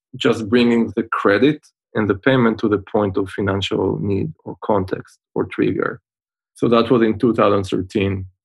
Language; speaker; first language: English; non-native, fluent; Hebrew